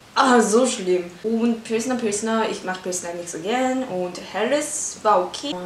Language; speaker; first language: German; non-native, learner; Korean